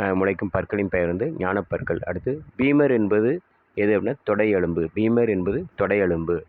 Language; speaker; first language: Tamil; native; Tamil